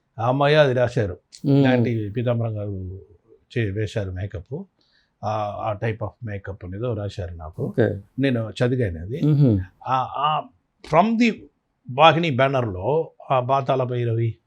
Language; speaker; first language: Telugu; non-native, fluent; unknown